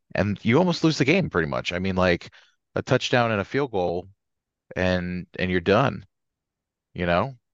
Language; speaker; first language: English; native; English